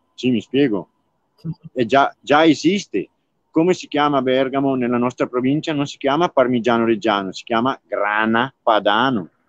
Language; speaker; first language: Italian; native; Italian